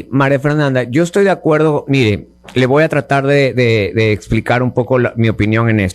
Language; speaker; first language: Spanish; native; Spanish